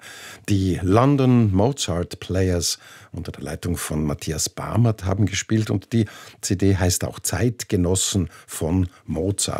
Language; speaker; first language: German; native; German